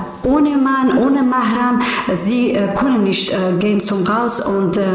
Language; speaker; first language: German; non-native, learner; Persian